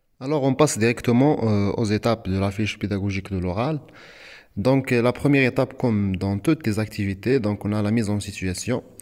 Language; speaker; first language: French; non-native, local second language; Arabic